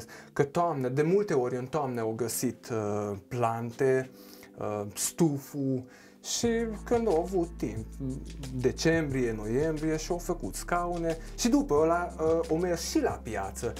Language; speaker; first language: Romanian; non-native, local second language; Hungarian